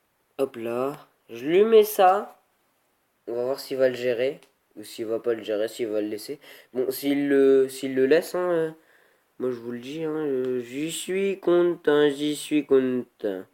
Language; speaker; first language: French; native; French